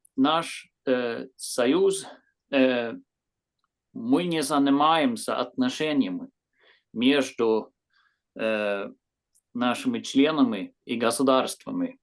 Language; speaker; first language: Russian; non-native, fluent; Swedish